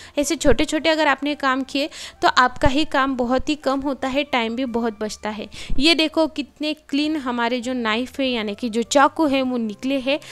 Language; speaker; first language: Hindi; non-native, local second language; Marathi